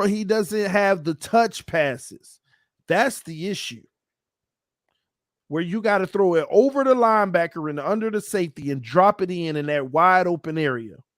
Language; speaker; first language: English; native; English